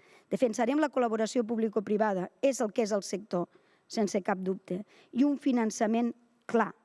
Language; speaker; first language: Catalan; native; Catalan